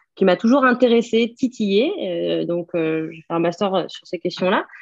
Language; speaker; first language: French; native; French